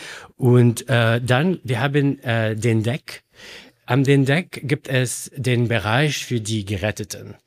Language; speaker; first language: German; non-native, learner; Arabic